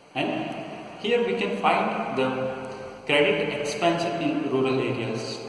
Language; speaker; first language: English; non-native, local second language; Kannada